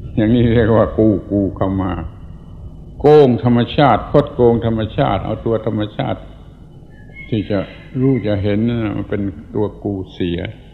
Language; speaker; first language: Thai; native; Thai